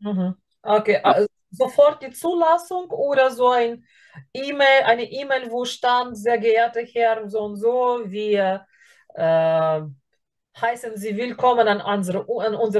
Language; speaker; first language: German; non-native, fluent; Russian